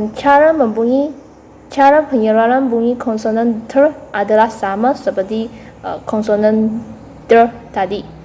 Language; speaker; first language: Malay; non-native, local second language; Chinese